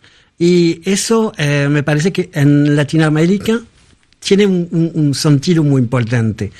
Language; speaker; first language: Spanish; non-native, fluent; French